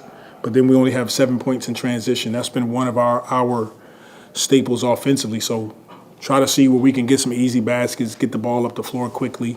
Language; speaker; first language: English; native; English